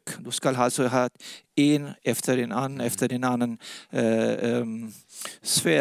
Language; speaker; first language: Swedish; non-native, fluent; Danish